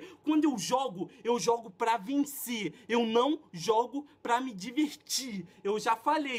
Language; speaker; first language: Portuguese; native; Portuguese